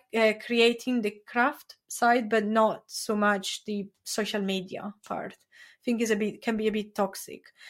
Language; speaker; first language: English; non-native, fluent; Italian